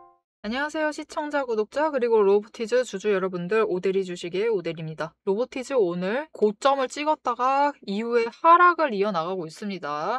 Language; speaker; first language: Korean; native; Korean